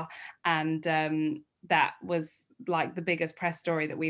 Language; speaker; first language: English; native; English